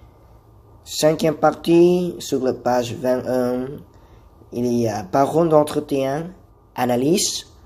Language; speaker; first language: French; non-native, learner; Thai